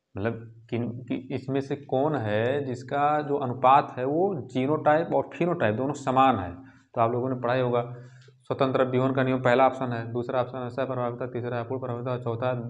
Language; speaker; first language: Hindi; native; Hindi